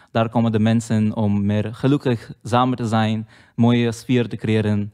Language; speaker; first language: Dutch; non-native, learner; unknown